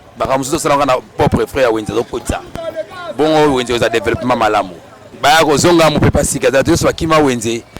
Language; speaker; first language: Lingala; native; Lingala